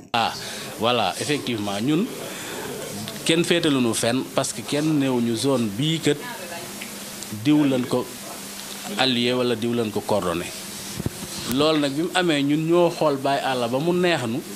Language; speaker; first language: Wolof; native; Wolof